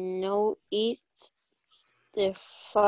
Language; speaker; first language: English; non-native, learner; Spanish